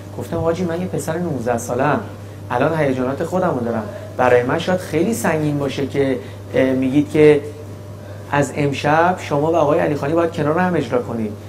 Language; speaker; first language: Persian; native; Persian